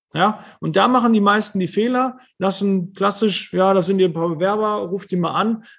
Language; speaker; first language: German; native; German